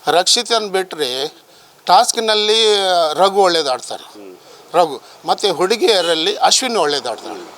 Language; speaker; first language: Kannada; non-native, local second language; Tulu